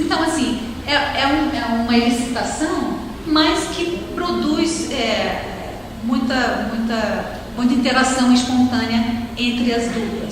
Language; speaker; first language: Portuguese; non-native, fluent; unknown